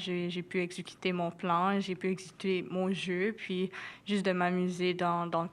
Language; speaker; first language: French; non-native, local second language; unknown